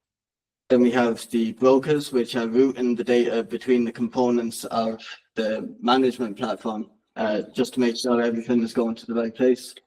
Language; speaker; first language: English; native; English